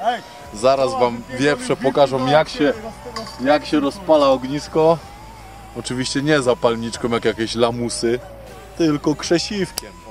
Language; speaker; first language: Polish; native; Polish